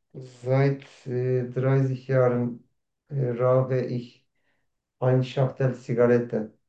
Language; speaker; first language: German; non-native, learner; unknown